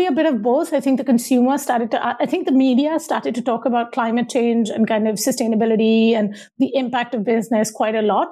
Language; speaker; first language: English; non-native, local second language; Hindi